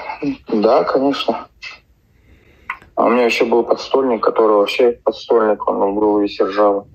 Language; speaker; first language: Russian; native; Russian